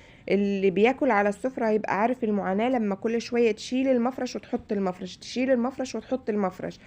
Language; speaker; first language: Arabic; native; Arabic